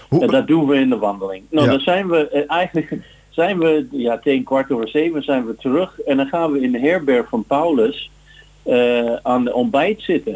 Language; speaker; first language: Dutch; non-native, fluent; English